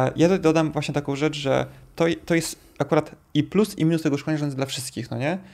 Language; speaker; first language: Polish; native; Polish